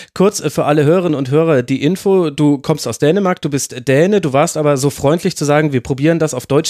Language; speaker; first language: German; native; German